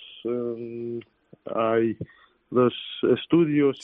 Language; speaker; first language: Spanish; non-native, fluent; Ukrainian